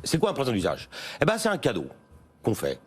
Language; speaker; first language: French; native; French